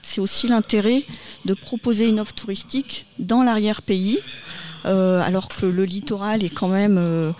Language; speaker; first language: French; native; French